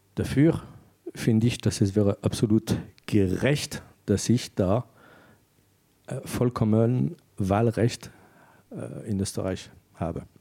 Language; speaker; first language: German; non-native, fluent; French